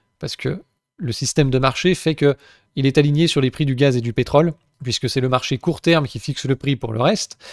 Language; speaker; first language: French; native; French